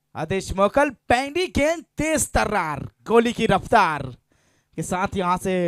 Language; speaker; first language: Hindi; non-native, local second language; Marathi